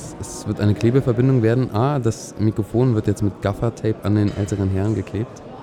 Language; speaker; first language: German; native; German